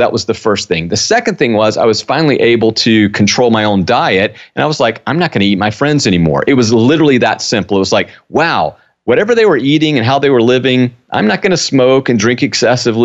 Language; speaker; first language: English; native; English